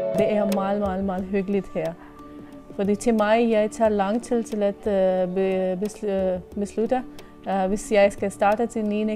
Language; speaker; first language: Danish; non-native, local second language; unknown